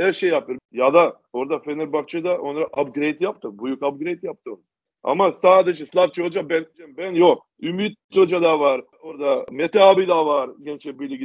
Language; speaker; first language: Turkish; non-native, learner; Macedonian